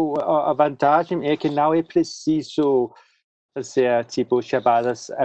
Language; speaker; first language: Portuguese; non-native, fluent; Swedish